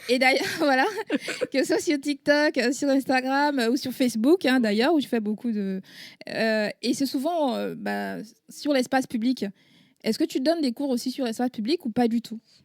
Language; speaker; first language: French; native; French